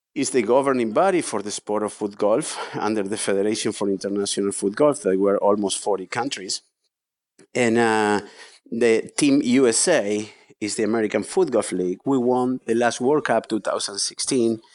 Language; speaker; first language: English; non-native, fluent; Spanish